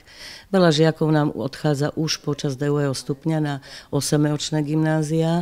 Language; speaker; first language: Slovak; native; Slovak